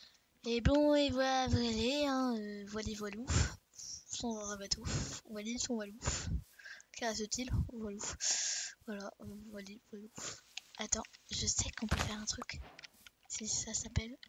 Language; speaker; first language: French; native; French